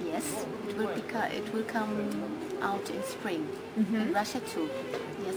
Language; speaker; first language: English; non-native, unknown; German